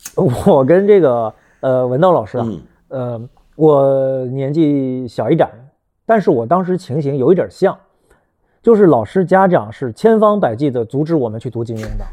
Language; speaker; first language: Chinese; native; Chinese